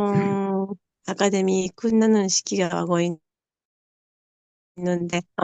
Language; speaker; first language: Korean; non-native, learner; Japanese